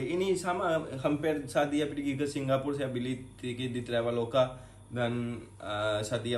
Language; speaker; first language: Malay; non-native, fluent; Urdu